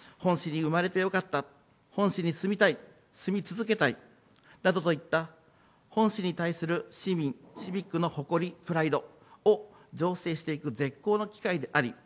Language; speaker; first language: Japanese; native; Japanese